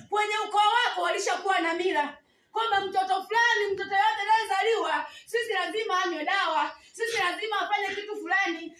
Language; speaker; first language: Swahili; native; Swahili